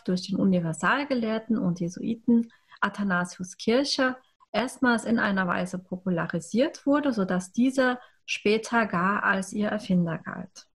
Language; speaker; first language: German; native; German